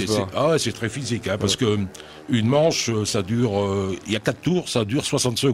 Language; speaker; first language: French; native; French